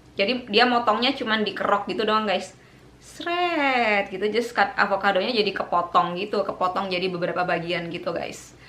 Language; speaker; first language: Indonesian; native; Indonesian